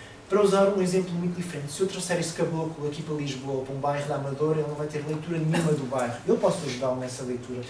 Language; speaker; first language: Portuguese; native; Portuguese